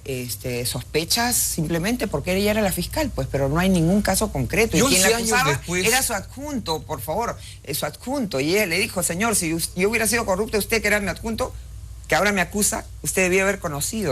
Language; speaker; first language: Spanish; native; Spanish